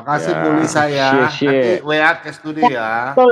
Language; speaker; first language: Indonesian; native; Indonesian